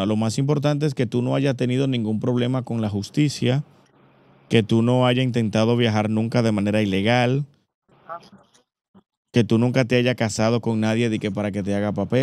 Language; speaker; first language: Spanish; native; Spanish